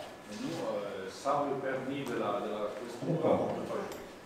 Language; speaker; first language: French; non-native, local second language; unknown